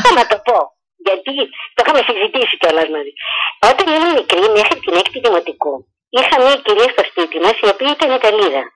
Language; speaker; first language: Greek; early bilingual, heritage; Greek